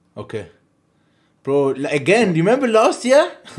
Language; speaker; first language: English; non-native, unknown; German